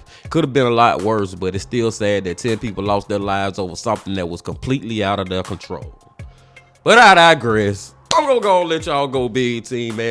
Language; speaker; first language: English; native; English